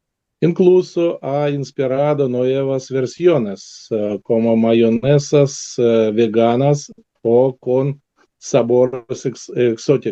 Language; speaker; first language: Spanish; non-native, learner; Russian